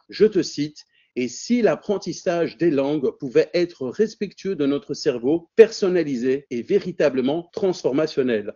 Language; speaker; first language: French; native; French